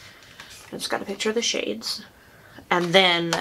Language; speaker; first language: English; native; English